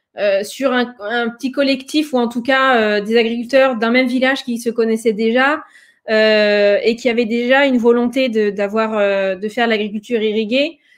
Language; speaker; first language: French; native; French